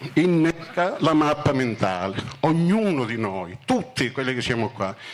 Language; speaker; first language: Italian; native; Italian